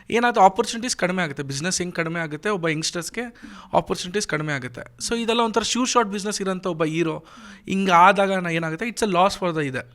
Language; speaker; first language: Kannada; native; Kannada